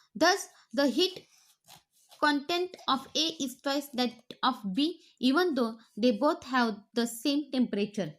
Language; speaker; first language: English; non-native, local second language; Marathi